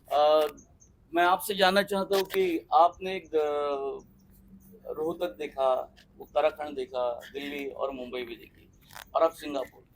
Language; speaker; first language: Hindi; non-native, local second language; Marathi